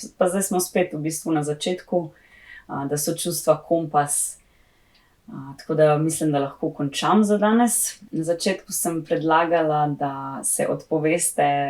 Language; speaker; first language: Slovenian; native; Slovenian